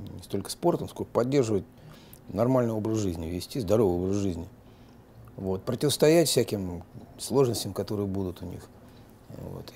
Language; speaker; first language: Russian; native; Russian